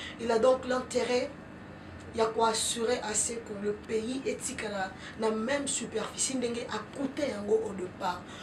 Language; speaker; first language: French; non-native, local second language; Lingala